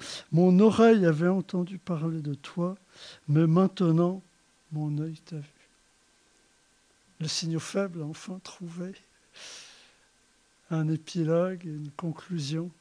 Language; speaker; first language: French; native; French